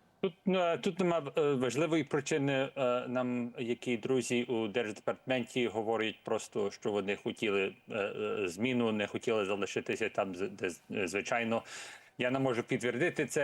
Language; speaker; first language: Ukrainian; early bilingual, heritage; Ukrainian